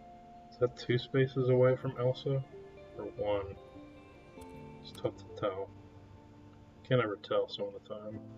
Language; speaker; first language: English; native; English